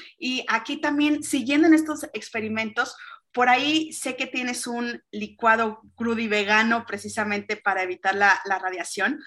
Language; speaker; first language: Spanish; native; Spanish